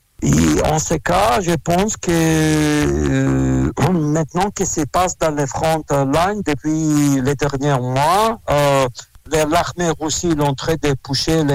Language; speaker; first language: French; non-native, learner; Russian